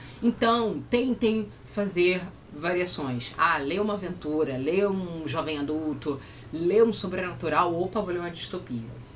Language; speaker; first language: Portuguese; native; Portuguese